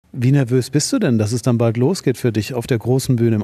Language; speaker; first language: German; native; German